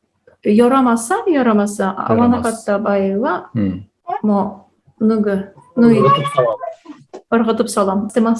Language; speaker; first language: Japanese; non-native, learner; Tatar